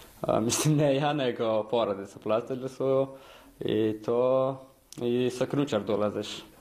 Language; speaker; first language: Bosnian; non-native, learner; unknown